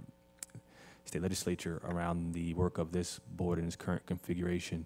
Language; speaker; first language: English; native; English